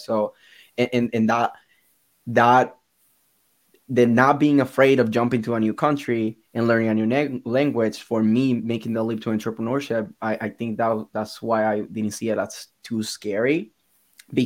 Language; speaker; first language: English; non-native, fluent; Spanish